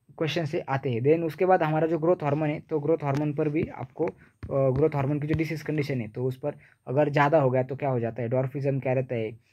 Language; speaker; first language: Hindi; non-native, local second language; Marathi